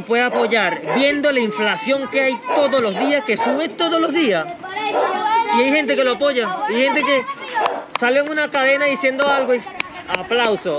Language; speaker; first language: Spanish; native; Spanish